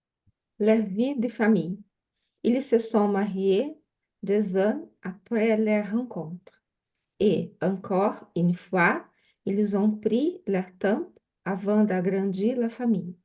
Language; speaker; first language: French; non-native, learner; Portuguese